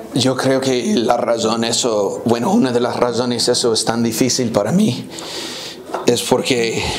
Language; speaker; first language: Spanish; non-native, fluent; English